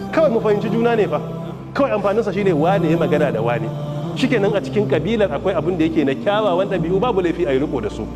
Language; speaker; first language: Hausa; native; Hausa